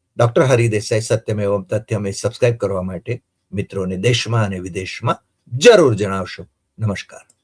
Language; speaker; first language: Gujarati; native; Gujarati